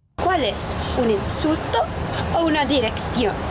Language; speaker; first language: Spanish; non-native, fluent; English